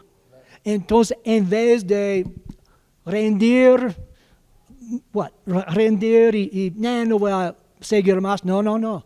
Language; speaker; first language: Spanish; non-native, learner; English